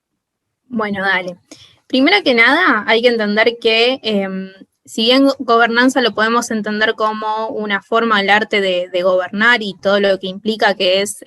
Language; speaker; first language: Spanish; native; Spanish